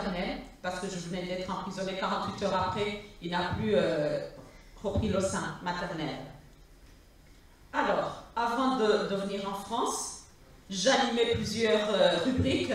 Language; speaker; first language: French; non-native, local second language; Rundi